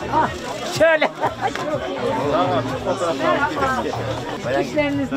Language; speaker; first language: Turkish; native; Turkish